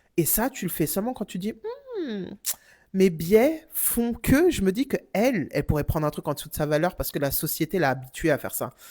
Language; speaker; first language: French; non-native, fluent; German